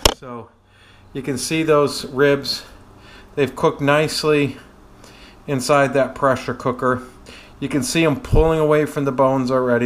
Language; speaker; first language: English; native; English